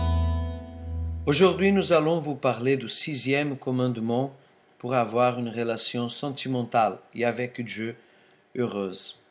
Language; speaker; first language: French; non-native, fluent; Portuguese